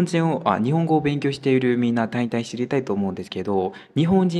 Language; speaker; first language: Japanese; non-native, fluent; Burmese